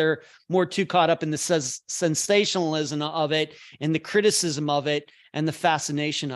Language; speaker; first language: English; native; English